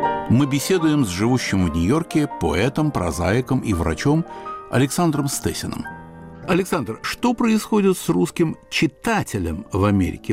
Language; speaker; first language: Russian; native; Russian